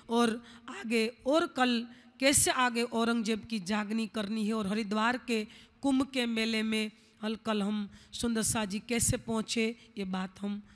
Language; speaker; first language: Hindi; non-native, local second language; Gujarati